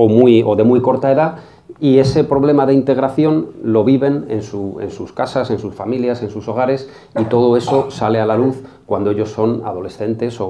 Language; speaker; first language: Spanish; native; Spanish